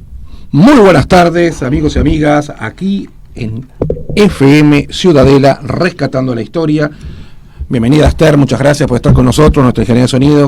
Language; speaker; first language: Spanish; native; Spanish